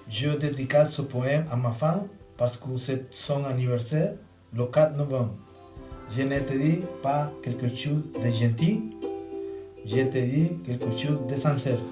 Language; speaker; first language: French; non-native, learner; Spanish